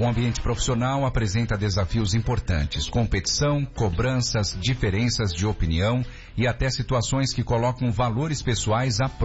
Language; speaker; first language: Portuguese; native; Portuguese